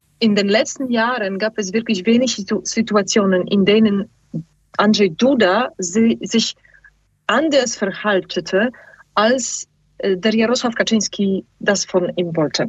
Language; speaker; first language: German; non-native, fluent; Polish